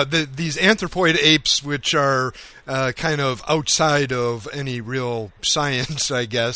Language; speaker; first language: English; native; English